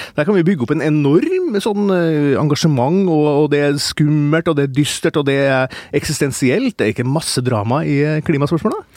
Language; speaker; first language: Norwegian; native; Norwegian